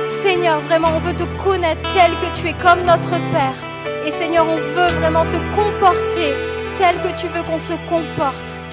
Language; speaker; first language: French; native; French